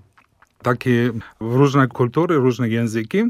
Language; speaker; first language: Polish; non-native, fluent; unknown